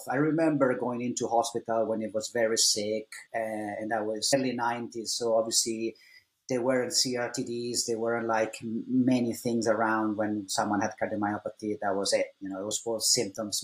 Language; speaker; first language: English; non-native, fluent; Italian